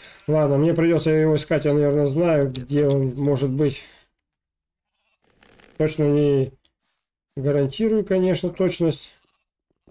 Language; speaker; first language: Russian; native; Russian